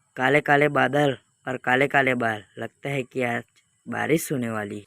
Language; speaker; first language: Hindi; non-native, local second language; Gujarati